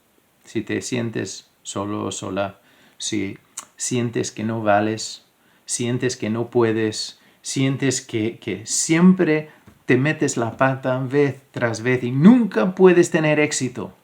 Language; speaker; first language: Spanish; non-native, fluent; English